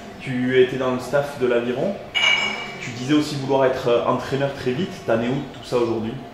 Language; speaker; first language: French; native; French